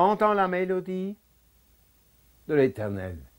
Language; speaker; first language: French; non-native, local second language; German